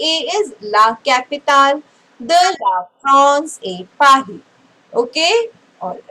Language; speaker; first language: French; non-native, fluent; Hindi